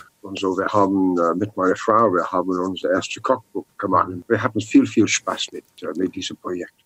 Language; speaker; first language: German; non-native, learner; English